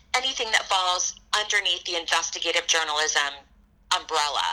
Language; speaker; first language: English; native; English